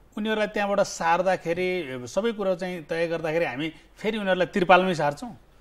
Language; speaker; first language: Nepali; native; Nepali